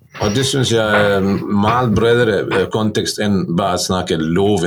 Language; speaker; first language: Norwegian; non-native, fluent; Bosnian